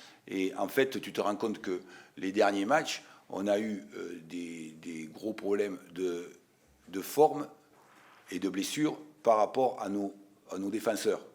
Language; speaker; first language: French; native; French